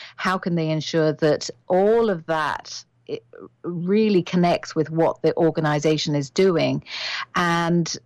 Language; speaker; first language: English; native; English